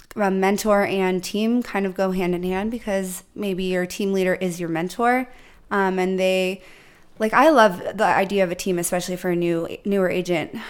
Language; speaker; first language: English; native; English